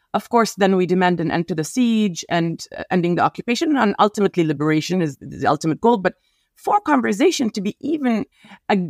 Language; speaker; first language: English; non-native, fluent; Arabic